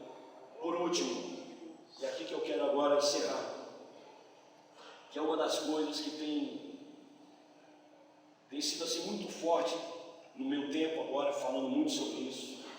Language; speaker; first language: Portuguese; native; Portuguese